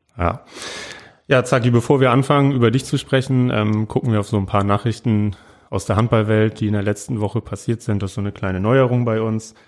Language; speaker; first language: German; native; German